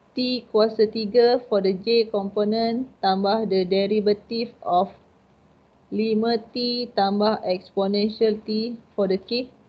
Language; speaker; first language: English; non-native, local second language; Malay